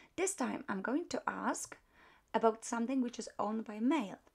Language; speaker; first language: English; non-native, fluent; Polish